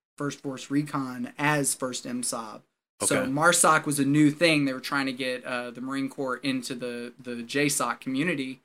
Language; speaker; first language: English; native; English